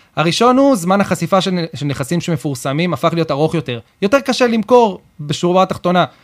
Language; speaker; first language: Hebrew; native; Hebrew